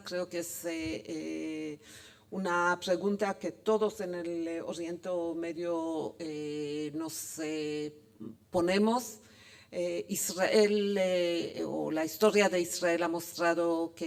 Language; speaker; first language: Spanish; non-native, fluent; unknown